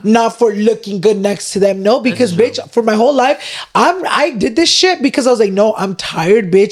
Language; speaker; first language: English; early bilingual, other home language; Spanish